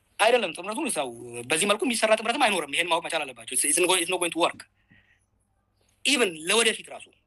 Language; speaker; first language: Amharic; non-native, local second language; Oromo